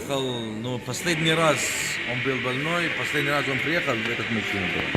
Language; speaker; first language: Russian; non-native, learner; Arabic